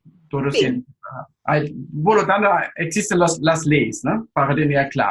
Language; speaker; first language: Spanish; non-native, fluent; German